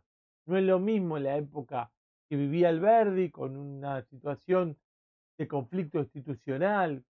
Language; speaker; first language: Spanish; native; Spanish